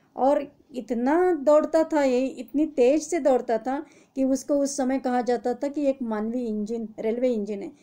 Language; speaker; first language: Hindi; non-native, local second language; Marathi